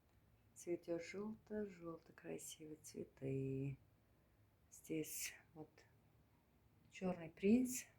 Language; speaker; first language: Russian; non-native, learner; Turkmen